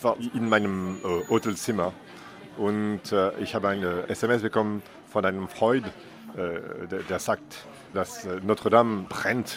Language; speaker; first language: German; non-native, fluent; French